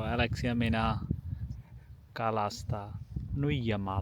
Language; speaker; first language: Finnish; non-native, learner; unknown